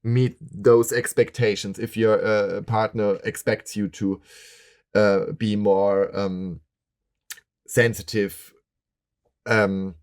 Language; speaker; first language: English; non-native, fluent; German